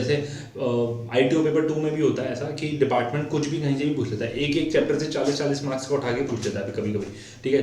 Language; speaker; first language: Hindi; native; Hindi